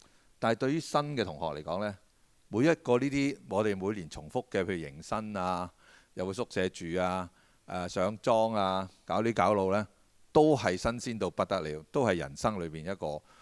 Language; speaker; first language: Cantonese; native; Cantonese